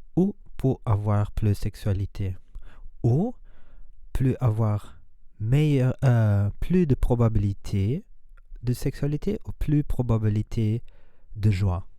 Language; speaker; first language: French; non-native, learner; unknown